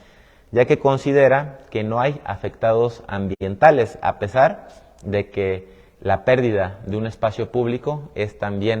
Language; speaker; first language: Spanish; native; Spanish